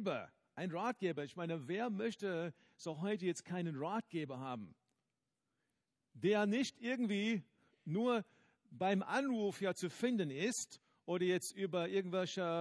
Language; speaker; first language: German; non-native, fluent; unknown